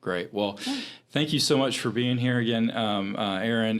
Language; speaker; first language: English; native; English